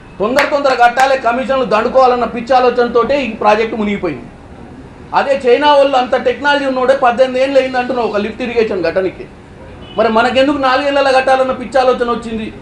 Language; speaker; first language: Telugu; native; Telugu